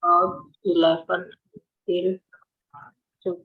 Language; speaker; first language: English; non-native, learner; Indonesian